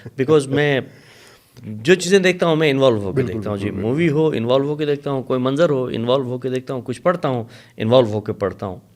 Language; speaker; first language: Urdu; non-native, local second language; Sicilian